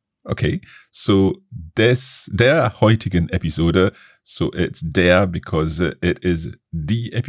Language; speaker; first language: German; non-native, learner; English